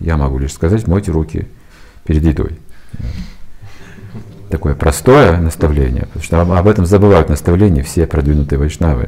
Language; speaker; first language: Russian; native; Russian